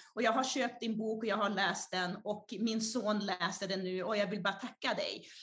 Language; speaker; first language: Swedish; early bilingual, other home language; Portuguese